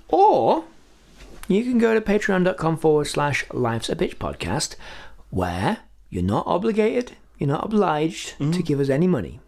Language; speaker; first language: English; native; English